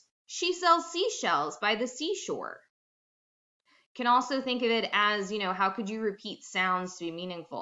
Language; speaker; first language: English; native; English